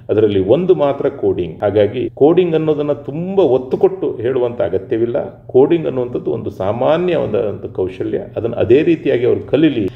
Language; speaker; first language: Kannada; native; Kannada